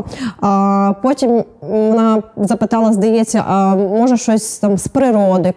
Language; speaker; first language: Ukrainian; native; Ukrainian